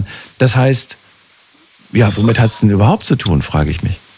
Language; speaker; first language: German; native; German